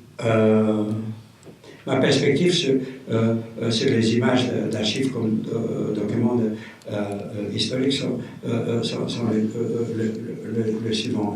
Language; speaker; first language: French; non-native, fluent; Romanian